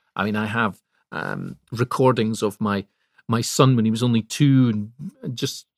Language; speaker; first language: English; native; English